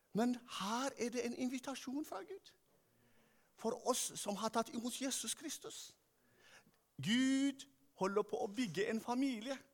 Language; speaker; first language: Norwegian; non-native, fluent; Tigrinya